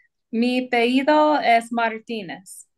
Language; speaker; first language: Spanish; non-native, learner; English